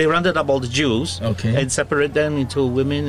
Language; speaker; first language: English; native; English